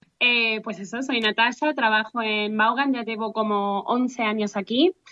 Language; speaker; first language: Spanish; early bilingual, heritage; Spanish